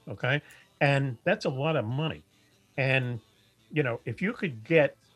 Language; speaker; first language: English; native; English